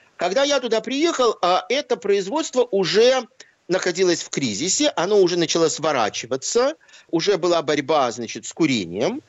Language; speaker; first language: Russian; native; Russian